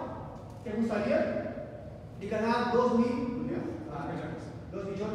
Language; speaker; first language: Spanish; non-native, learner; Portuguese